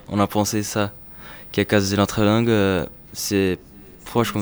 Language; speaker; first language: French; non-native, learner; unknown